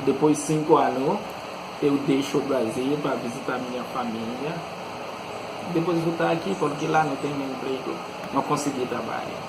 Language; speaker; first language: Portuguese; non-native, learner; Haitian Creole